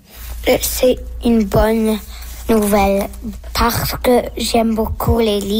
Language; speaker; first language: French; non-native, local second language; English